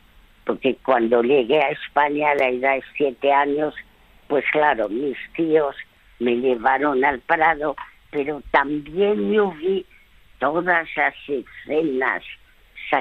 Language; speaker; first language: Spanish; early bilingual, other home language; French